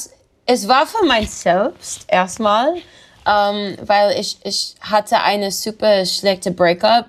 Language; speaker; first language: German; non-native, learner; English